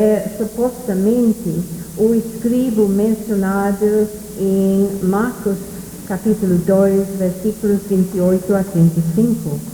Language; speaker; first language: Portuguese; non-native, fluent; English